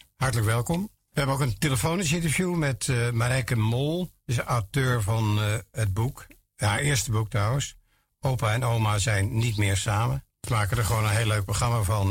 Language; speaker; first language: Dutch; native; Dutch